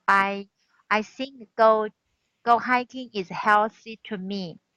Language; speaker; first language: English; non-native, learner; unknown